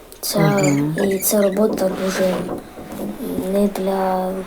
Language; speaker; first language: Ukrainian; non-native, local second language; Russian